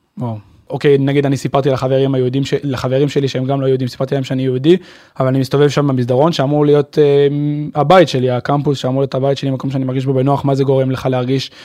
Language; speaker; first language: Hebrew; native; Hebrew